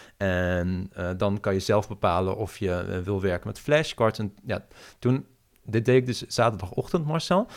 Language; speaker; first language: Dutch; native; Dutch